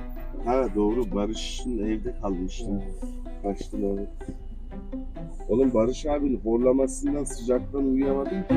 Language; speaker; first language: Turkish; native; Turkish